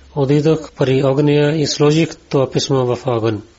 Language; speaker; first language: Bulgarian; non-native, learner; Urdu